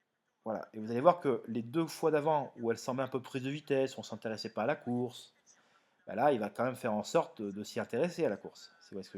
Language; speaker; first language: French; native; French